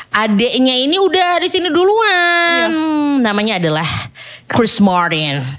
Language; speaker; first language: Indonesian; native; Indonesian